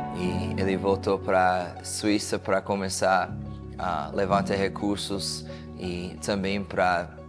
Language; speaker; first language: Portuguese; non-native, fluent; English